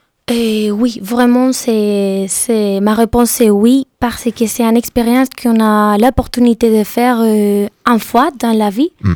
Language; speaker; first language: French; non-native, fluent; Spanish